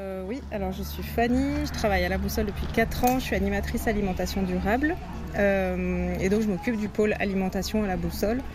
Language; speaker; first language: French; native; French